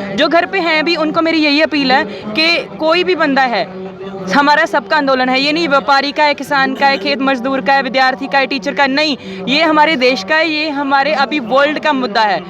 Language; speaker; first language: Hindi; non-native, local second language; Punjabi